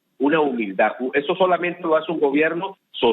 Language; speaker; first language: Spanish; native; Spanish